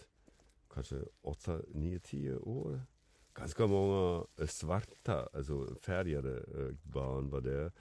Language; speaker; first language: Swedish; non-native, fluent; German